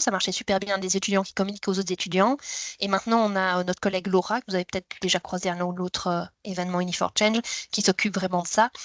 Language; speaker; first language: French; native; French